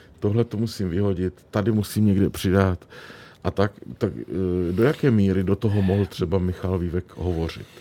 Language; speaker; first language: Czech; native; Czech